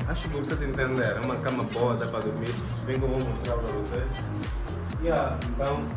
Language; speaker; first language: Portuguese; native; Portuguese